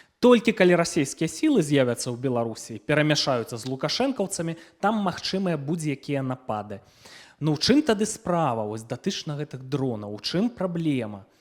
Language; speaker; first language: Belarusian; non-native, local second language; Russian